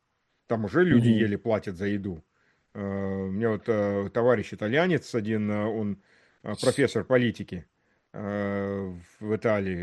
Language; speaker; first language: Russian; early bilingual, heritage; Russian